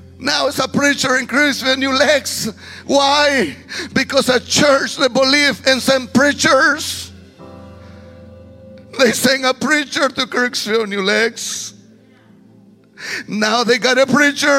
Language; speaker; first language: English; non-native, fluent; Spanish